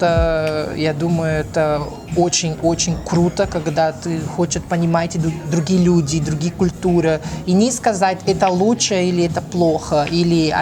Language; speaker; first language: Russian; non-native, learner; Portuguese